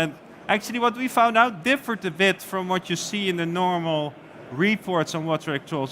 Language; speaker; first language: English; non-native, fluent; Dutch